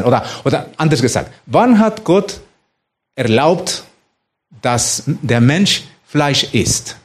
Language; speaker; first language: German; non-native, fluent; Spanish